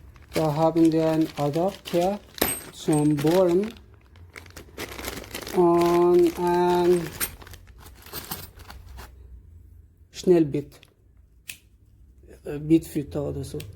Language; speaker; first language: German; non-native, learner; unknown